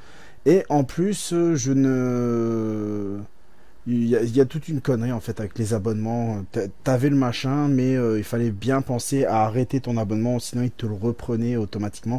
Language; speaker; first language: French; native; French